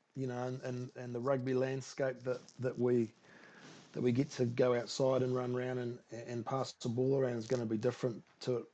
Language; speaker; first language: English; native; English